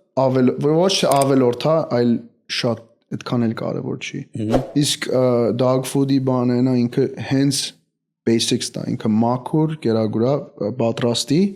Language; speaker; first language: Armenian; early bilingual, heritage; Armenian